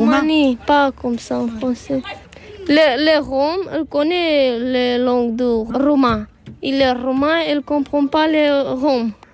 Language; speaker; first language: French; non-native, learner; Romanian